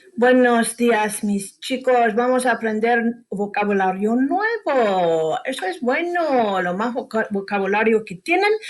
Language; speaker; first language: Spanish; non-native, fluent; English